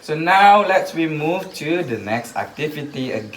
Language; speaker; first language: English; non-native, learner; Indonesian